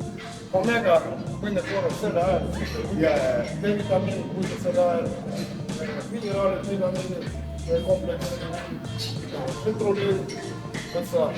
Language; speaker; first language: Estonian; non-native, learner; Russian